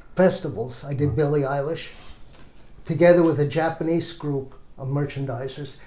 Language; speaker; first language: English; native; English